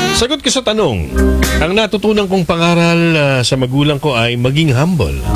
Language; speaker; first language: Filipino; native; Filipino